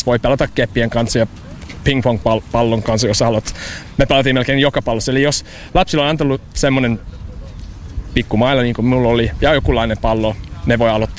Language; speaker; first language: Finnish; non-native, learner; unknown